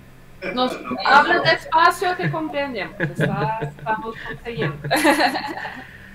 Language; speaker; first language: Spanish; non-native, fluent; Portuguese